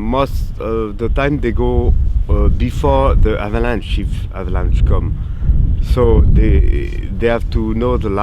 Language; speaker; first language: English; non-native, learner; French